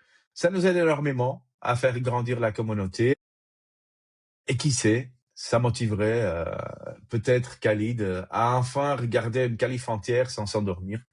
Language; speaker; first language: French; native; French